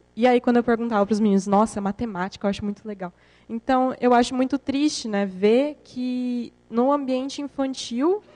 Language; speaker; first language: Portuguese; native; Portuguese